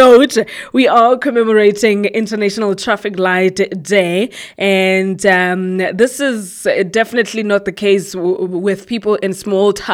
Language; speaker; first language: English; non-native, local second language; Southern Sotho